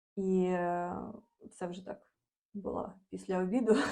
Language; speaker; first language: Ukrainian; native; Ukrainian